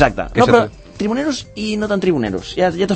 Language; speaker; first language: Catalan; native; Catalan